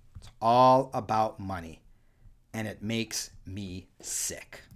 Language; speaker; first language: English; early bilingual, other home language; Spanish